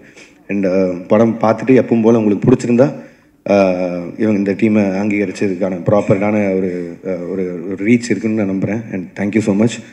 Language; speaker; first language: Tamil; native; Tamil